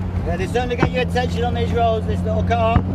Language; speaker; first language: English; native; English